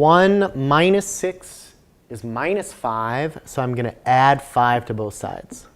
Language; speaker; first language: English; native; English